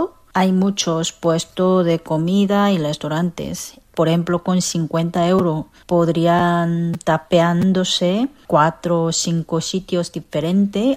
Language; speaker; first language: Spanish; non-native, fluent; Korean